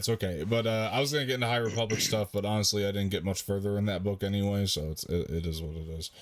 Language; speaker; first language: English; native; English